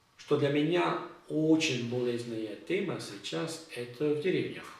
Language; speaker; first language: Russian; non-native, learner; Catalan